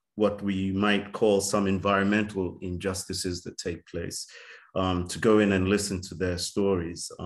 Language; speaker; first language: English; native; English